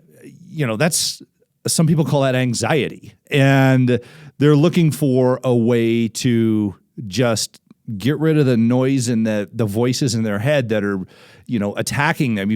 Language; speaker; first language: English; native; English